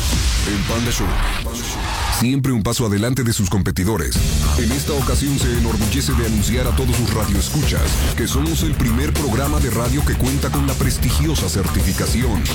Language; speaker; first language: Spanish; native; Spanish